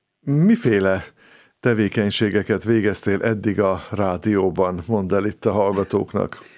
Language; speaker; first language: Hungarian; native; Hungarian